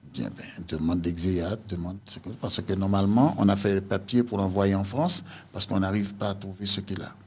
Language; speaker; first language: French; native; French